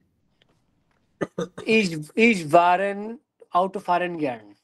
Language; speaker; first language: German; non-native, learner; Bangla